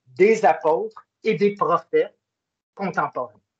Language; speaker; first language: French; native; French